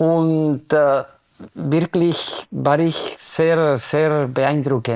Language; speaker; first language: German; non-native, fluent; Spanish